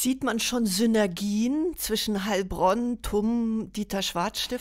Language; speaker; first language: German; native; German